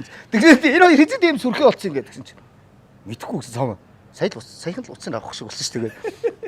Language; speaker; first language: Mongolian; native; Mongolian